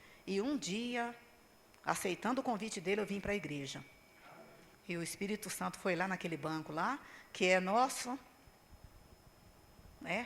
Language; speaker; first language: Portuguese; native; Portuguese